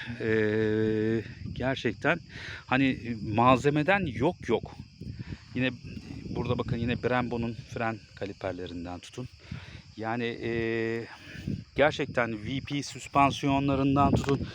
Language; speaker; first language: Turkish; native; Turkish